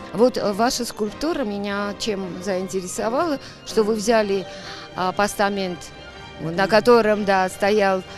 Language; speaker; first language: Russian; non-native, local second language; Armenian